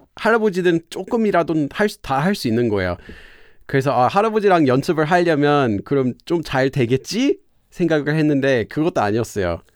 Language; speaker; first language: Korean; non-native, fluent; English